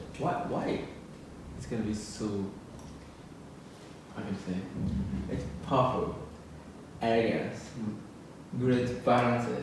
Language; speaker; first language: English; non-native, learner; Japanese